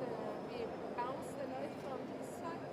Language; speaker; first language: English; non-native, fluent; Persian